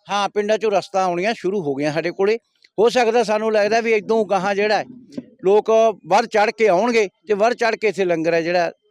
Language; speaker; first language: Punjabi; native; Punjabi